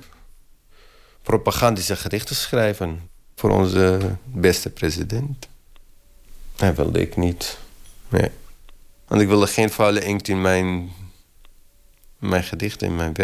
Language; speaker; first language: Dutch; non-native, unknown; Kurdish